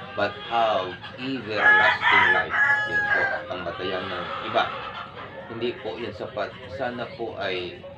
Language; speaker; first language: Filipino; non-native, local second language; Aklanon